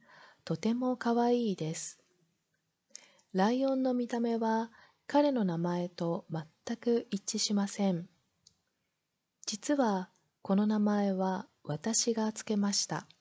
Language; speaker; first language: Japanese; non-native, learner; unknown